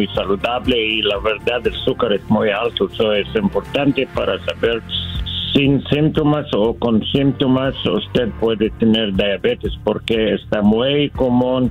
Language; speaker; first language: Spanish; non-native, learner; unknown